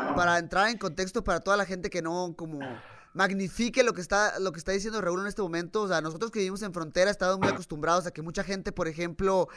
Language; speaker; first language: Spanish; native; Spanish